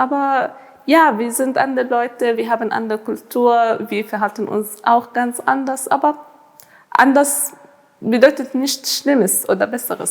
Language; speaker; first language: German; non-native, fluent; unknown